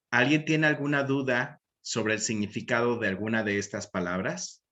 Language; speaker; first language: Spanish; native; Spanish